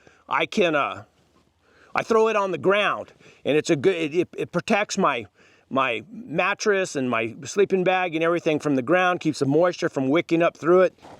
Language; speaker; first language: English; native; English